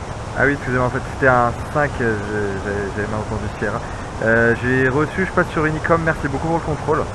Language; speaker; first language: French; native; French